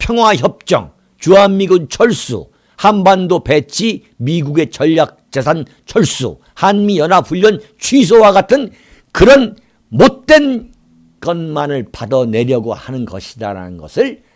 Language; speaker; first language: Korean; native; Korean